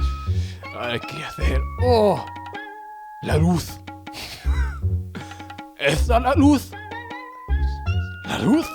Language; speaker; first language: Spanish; non-native, learner; French